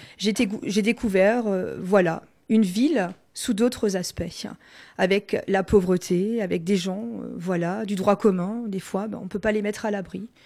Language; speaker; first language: French; non-native, local second language; Swiss German